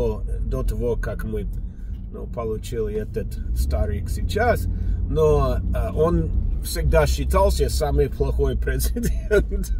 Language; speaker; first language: Russian; non-native, fluent; English